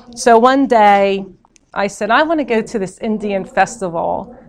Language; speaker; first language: English; native; English